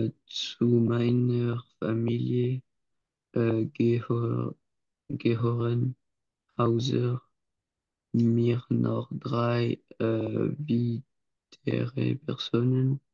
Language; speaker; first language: German; non-native, learner; French